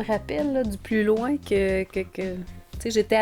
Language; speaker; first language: French; native; French